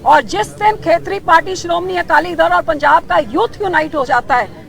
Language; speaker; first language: Hindi; non-native, local second language; Punjabi